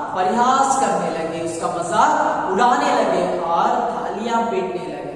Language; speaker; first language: Hindi; non-native, local second language; Kannada